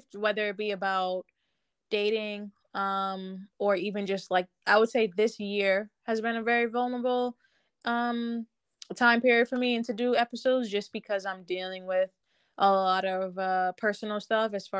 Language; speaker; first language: English; native; English